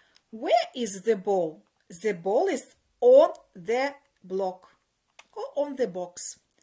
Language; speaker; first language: English; non-native, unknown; Ukrainian